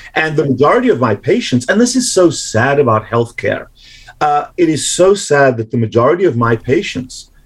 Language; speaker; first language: English; native; English